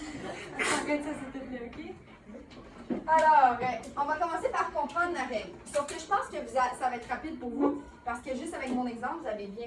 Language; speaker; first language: French; native; French